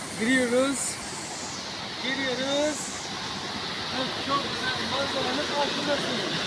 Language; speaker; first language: Turkish; non-native, learner; Hindi